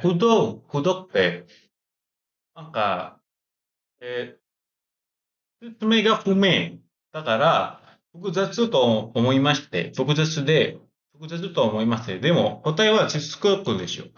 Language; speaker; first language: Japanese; non-native, learner; Indonesian